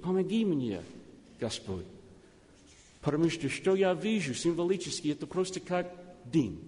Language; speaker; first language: Russian; non-native, learner; English